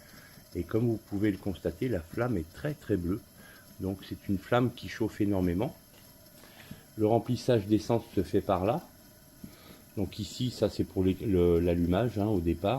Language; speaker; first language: French; native; French